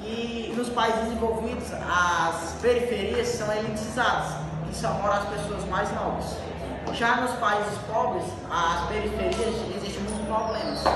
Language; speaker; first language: Portuguese; native; Portuguese